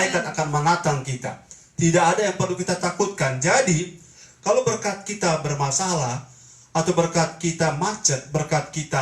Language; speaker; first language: Indonesian; native; Indonesian